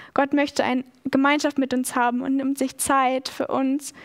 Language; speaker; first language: German; native; German